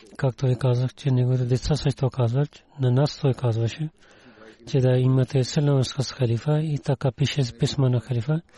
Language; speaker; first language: Bulgarian; non-native, learner; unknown